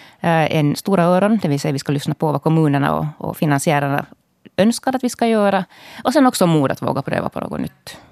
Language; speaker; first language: Swedish; native; Swedish